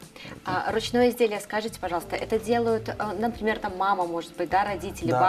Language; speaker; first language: Russian; native; Russian